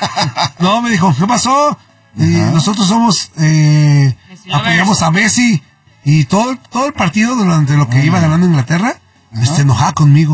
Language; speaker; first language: Spanish; native; Spanish